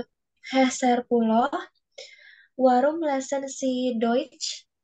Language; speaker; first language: German; non-native, learner; Indonesian